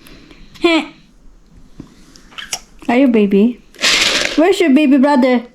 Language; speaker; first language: English; non-native, local second language; Cebuano